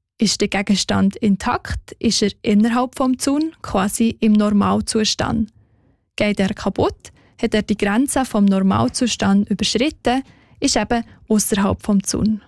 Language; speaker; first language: German; native; German